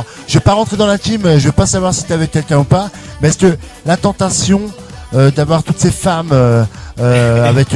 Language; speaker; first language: French; native; French